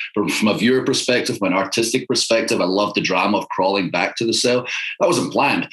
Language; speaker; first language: English; native; English